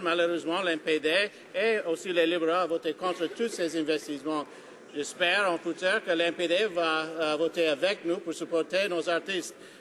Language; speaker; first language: French; non-native, learner; English